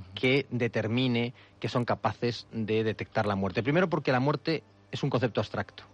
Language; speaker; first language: Spanish; native; Spanish